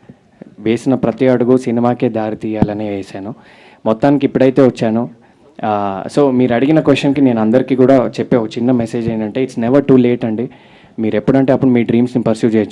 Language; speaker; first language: Telugu; native; Telugu